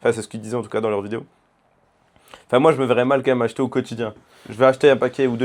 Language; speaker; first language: French; native; French